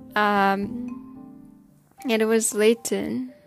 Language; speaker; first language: English; non-native, learner; Japanese